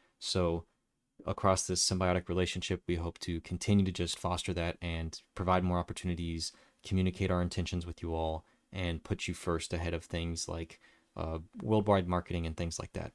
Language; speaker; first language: English; native; English